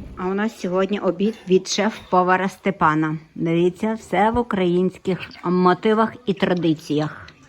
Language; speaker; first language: Ukrainian; native; Ukrainian